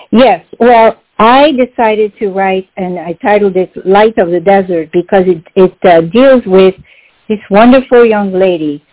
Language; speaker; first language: English; non-native, fluent; French